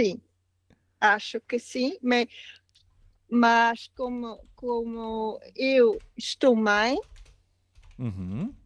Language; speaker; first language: Portuguese; non-native, learner; Dutch